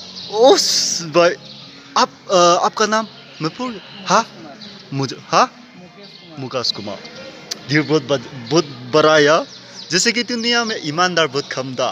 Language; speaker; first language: Hindi; non-native, local second language; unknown